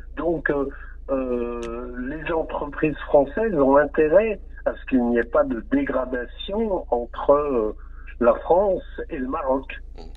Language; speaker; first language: French; native; French